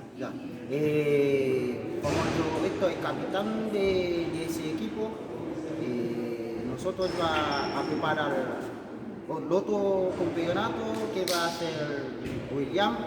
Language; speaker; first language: Spanish; non-native, learner; Haitian Creole